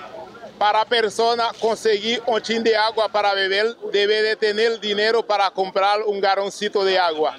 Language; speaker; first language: Spanish; non-native, learner; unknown